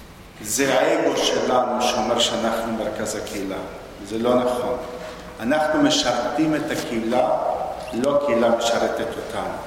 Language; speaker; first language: Hebrew; non-native, fluent; Spanish